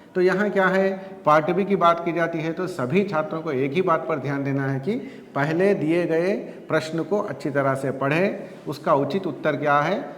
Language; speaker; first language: Hindi; non-native, local second language; Telugu